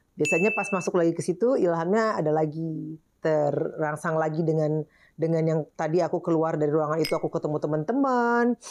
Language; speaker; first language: Indonesian; native; Indonesian